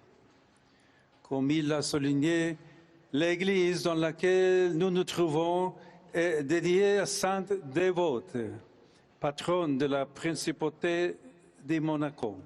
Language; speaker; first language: French; non-native, fluent; English